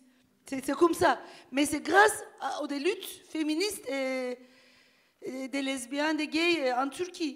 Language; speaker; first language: French; non-native, fluent; Turkish